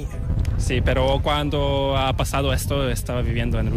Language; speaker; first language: Spanish; non-native, learner; Korean